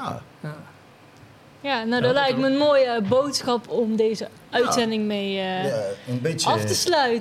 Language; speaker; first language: Dutch; native; Dutch